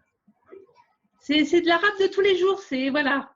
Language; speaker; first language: French; native; French